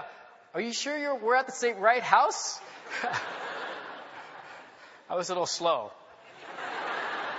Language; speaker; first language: English; native; English